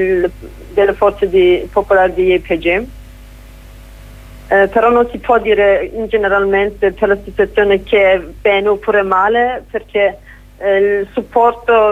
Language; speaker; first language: Italian; non-native, fluent; Kurdish